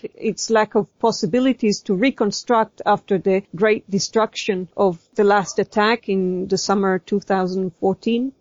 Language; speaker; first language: English; non-native, fluent; Hebrew